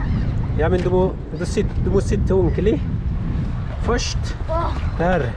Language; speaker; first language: Norwegian; non-native, learner; Persian